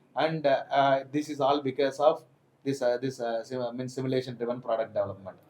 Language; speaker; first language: English; non-native, local second language; Tamil